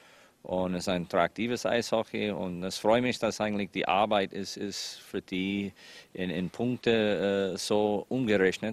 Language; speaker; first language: German; non-native, fluent; English